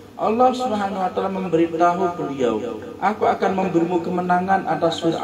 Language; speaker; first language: Indonesian; native; Indonesian